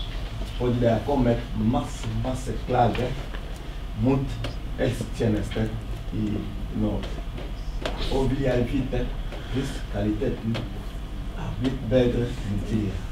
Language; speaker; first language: Norwegian; non-native, learner; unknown